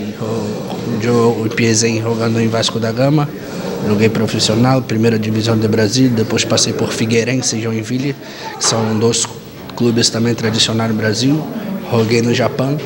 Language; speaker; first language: Spanish; non-native, learner; Portuguese